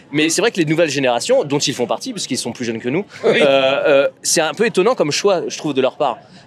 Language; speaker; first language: French; native; French